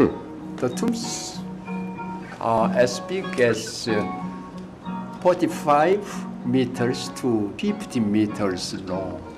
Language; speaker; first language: English; non-native, learner; Korean